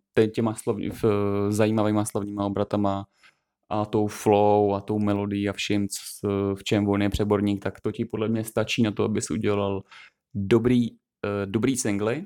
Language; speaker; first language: Czech; native; Czech